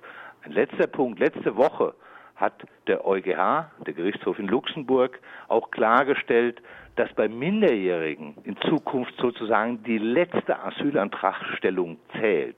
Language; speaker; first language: German; native; German